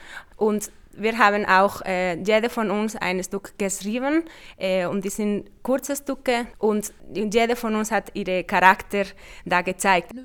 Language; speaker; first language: German; non-native, fluent; Spanish